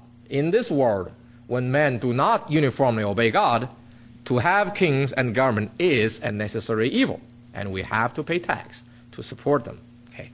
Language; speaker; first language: English; non-native, fluent; Chinese